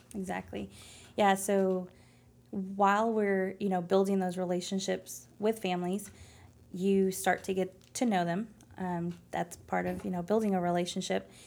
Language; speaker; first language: English; early bilingual, other home language; Spanish